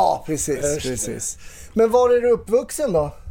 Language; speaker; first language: Swedish; native; Swedish